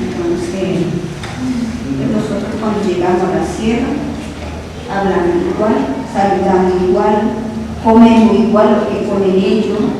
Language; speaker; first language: Spanish; non-native, local second language; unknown